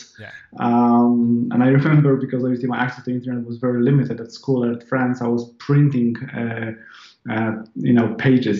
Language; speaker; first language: English; non-native, fluent; Polish